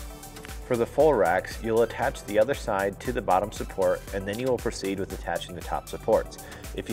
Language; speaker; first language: English; native; English